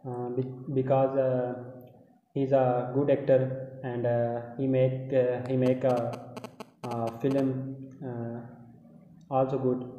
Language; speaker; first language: English; non-native, learner; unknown